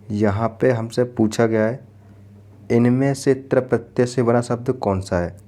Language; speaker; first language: Hindi; native; Hindi